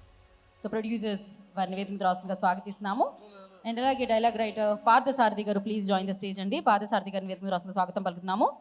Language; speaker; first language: Telugu; native; Telugu